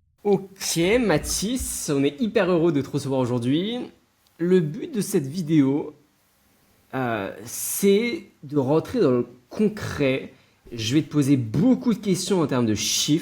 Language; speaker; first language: French; native; French